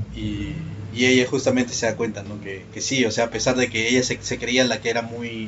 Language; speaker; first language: Spanish; native; Spanish